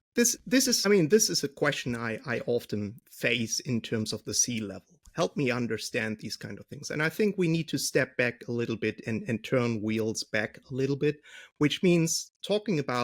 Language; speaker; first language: English; non-native, fluent; German